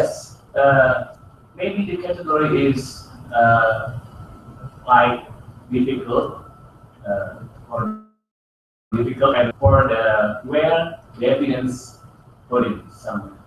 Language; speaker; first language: English; non-native, learner; Indonesian